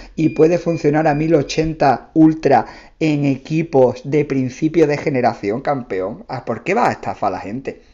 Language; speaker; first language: Spanish; native; Spanish